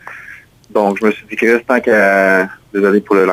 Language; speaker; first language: French; native; French